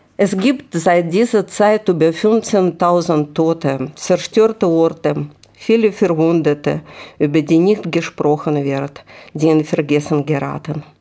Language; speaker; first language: German; non-native, fluent; Russian